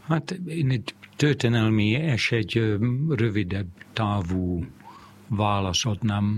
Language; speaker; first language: Hungarian; non-native, fluent; English